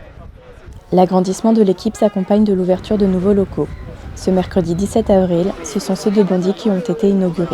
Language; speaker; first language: French; native; French